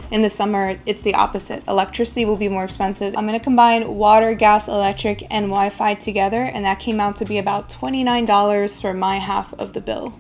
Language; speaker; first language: English; native; English